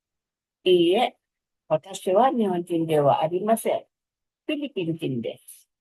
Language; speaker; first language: Japanese; non-native, learner; Filipino